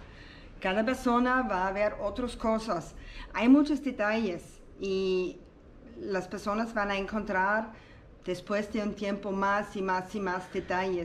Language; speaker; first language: Spanish; non-native, learner; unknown